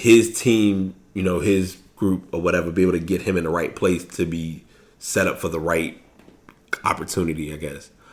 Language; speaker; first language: English; native; English